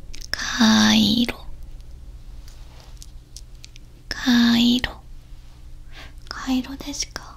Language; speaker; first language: Japanese; non-native, learner; Korean